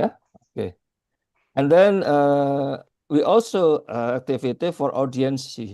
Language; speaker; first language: English; non-native, learner; Indonesian